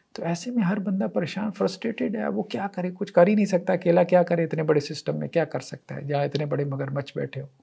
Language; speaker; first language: Urdu; native; Urdu